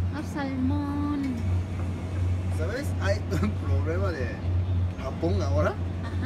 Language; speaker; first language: Spanish; non-native, learner; Japanese